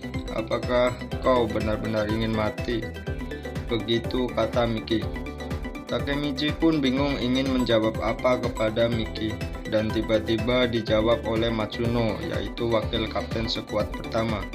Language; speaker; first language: Indonesian; native; Indonesian